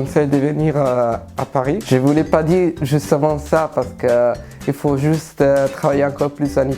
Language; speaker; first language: French; non-native, learner; Italian